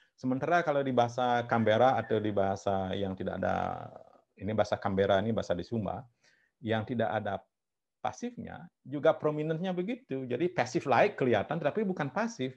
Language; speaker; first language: Indonesian; non-native, local second language; Balinese